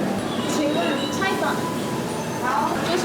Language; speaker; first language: Chinese; non-native, learner; Korean